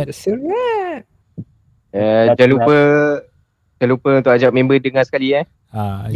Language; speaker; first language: Malay; native; Malay